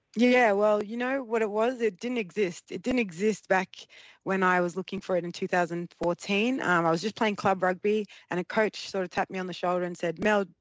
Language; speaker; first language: English; early bilingual, other home language; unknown